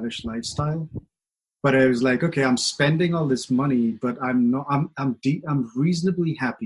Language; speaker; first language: English; non-native, local second language; Hindi